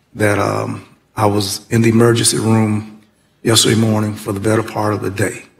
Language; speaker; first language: English; native; English